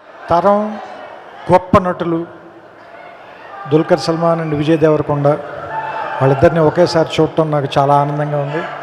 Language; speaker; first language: Telugu; native; Telugu